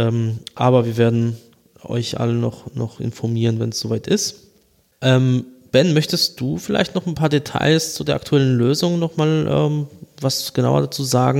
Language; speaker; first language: German; native; German